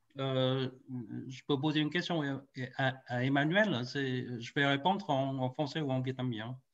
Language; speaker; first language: French; non-native, fluent; Vietnamese